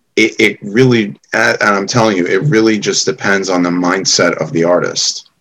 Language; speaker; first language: English; native; English